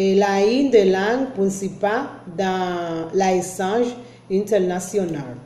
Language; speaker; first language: French; non-native, learner; Spanish